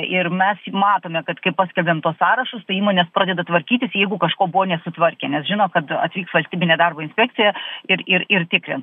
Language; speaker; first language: Lithuanian; native; Lithuanian